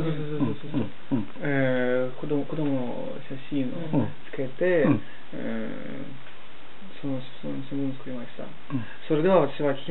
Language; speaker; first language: Japanese; non-native, learner; Russian